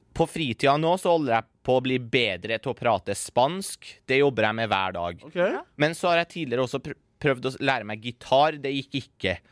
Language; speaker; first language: Norwegian; early bilingual, other home language; Persian